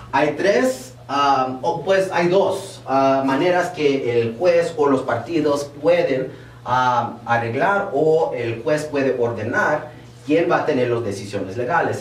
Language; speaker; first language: Spanish; early bilingual, heritage; Spanish